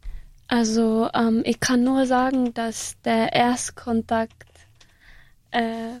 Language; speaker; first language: German; non-native, fluent; Kurdish